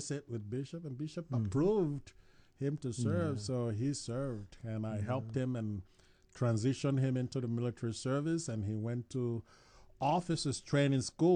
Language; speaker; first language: English; non-native, local second language; Igbo